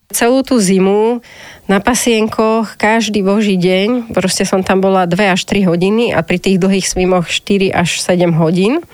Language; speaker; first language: Slovak; native; Slovak